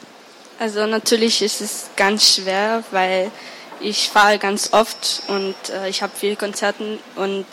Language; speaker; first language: German; early bilingual, other home language; Hebrew